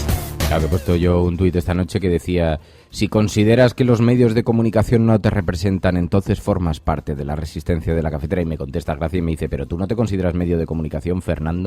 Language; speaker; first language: Spanish; native; Spanish